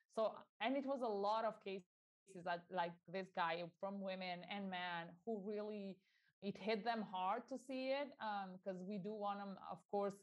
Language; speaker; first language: English; non-native, fluent; Albanian